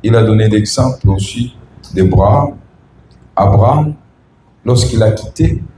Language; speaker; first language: French; non-native, local second language; Swahili